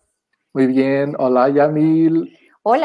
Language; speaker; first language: Spanish; non-native, fluent; Portuguese